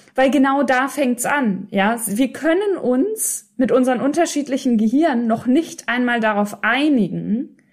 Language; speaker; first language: German; native; German